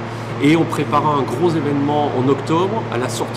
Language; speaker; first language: French; native; French